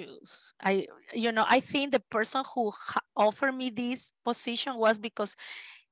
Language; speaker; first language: English; non-native, fluent; Spanish